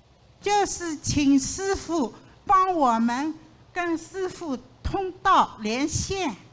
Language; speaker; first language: Chinese; non-native, fluent; Vietnamese